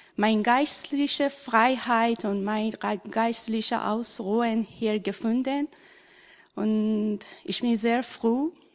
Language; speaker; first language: German; non-native, learner; Persian